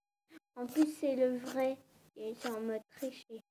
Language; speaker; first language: French; native; French